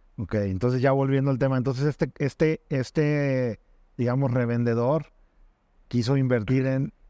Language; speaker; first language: Spanish; native; Spanish